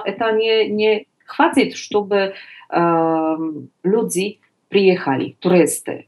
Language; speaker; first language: Russian; non-native, learner; Polish